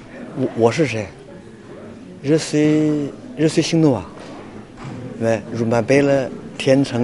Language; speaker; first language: French; non-native, learner; Chinese